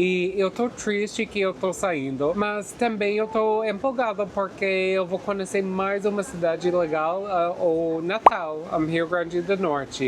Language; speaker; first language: Portuguese; non-native, fluent; English